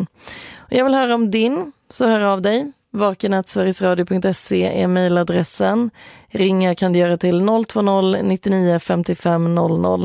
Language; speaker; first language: Swedish; native; Swedish